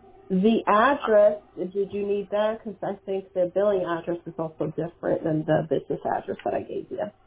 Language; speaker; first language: English; early bilingual, other home language; Spanish